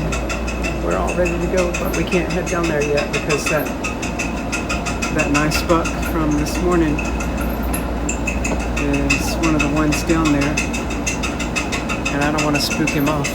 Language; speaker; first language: English; native; English